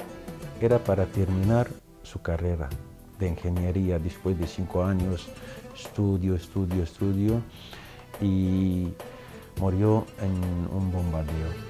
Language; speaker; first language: Spanish; non-native, fluent; Arabic